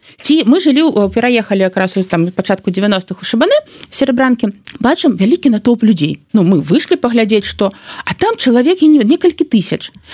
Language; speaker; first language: Belarusian; native; Belarusian